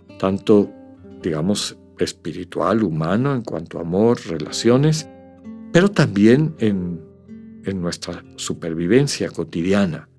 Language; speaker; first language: Spanish; native; Spanish